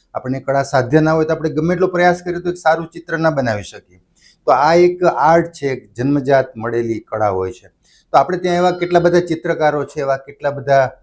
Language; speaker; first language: Gujarati; native; Gujarati